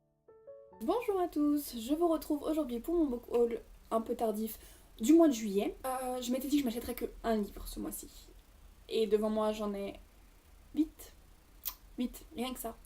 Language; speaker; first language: French; native; French